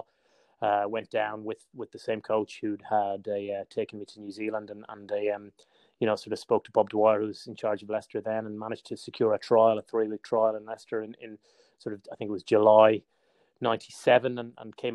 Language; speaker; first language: English; native; English